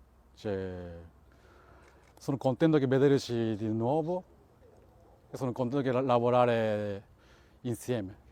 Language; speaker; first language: Italian; non-native, learner; Japanese